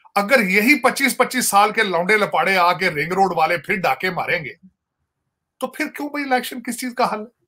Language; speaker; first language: Urdu; non-native, local second language; Punjabi